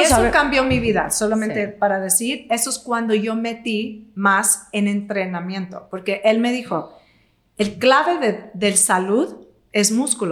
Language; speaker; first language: Spanish; non-native, fluent; English